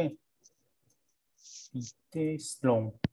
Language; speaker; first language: French; non-native, learner; English